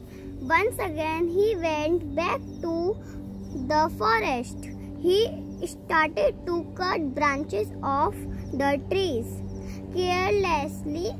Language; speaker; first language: English; non-native, learner; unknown